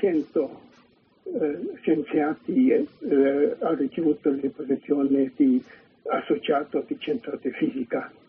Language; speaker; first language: Italian; non-native, learner; Chinese